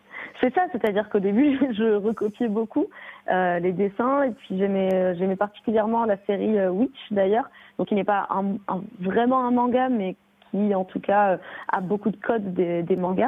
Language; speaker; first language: French; native; French